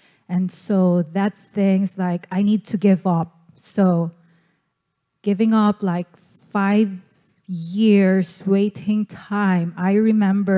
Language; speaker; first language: English; non-native, local second language; Cebuano